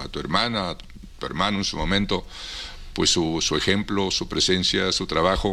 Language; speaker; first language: Spanish; native; Spanish